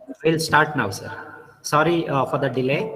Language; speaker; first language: English; non-native, local second language; Kannada